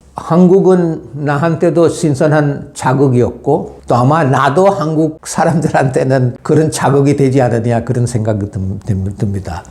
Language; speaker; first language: Korean; non-native, fluent; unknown